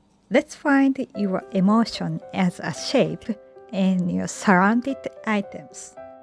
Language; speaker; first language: English; non-native, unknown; Japanese